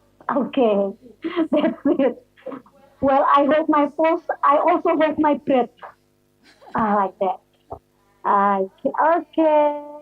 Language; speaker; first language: English; non-native, fluent; Indonesian